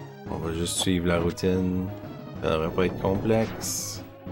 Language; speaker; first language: French; native; French